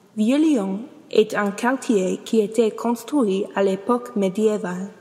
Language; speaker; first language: French; non-native, learner; English